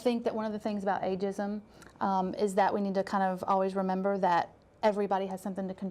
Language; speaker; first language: English; native; English